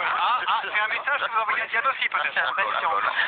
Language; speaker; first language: French; native; French